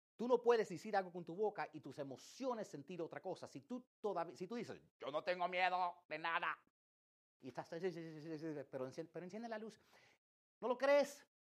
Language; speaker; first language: Spanish; early bilingual, heritage; English